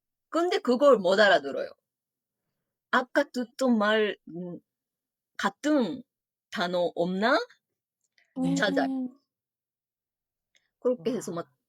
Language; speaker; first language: Korean; non-native, fluent; Japanese